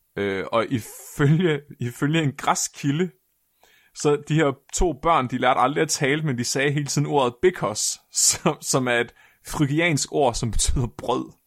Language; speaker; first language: Danish; native; Danish